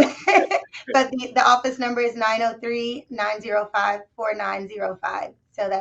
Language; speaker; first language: English; native; English